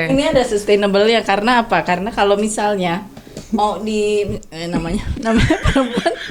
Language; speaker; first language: Indonesian; native; Indonesian